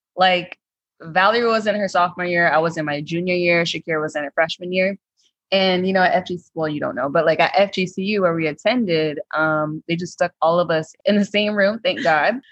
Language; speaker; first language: English; native; English